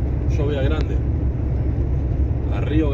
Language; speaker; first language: Spanish; native; Spanish